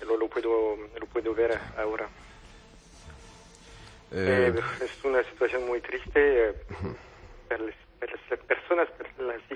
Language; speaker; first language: Spanish; non-native, fluent; French